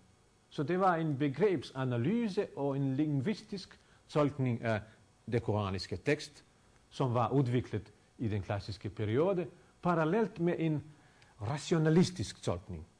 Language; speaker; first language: Danish; non-native, fluent; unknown